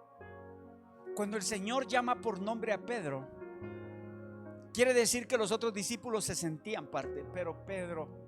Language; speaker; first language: Spanish; native; Spanish